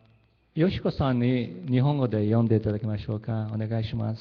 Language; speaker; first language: Japanese; early bilingual, heritage; Japanese